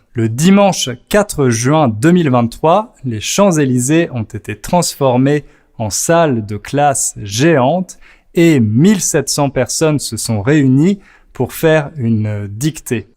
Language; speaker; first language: French; native; French